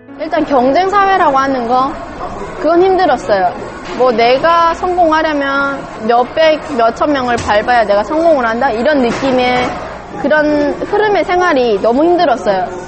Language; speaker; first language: Korean; native; Korean